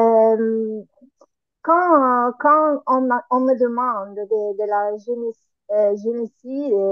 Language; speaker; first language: French; non-native, learner; Italian